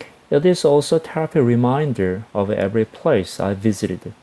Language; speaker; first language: English; non-native, fluent; Korean